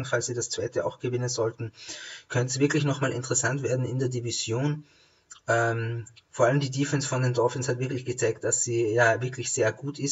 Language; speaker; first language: German; native; German